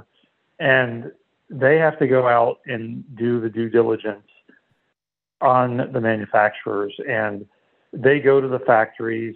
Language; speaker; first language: English; native; English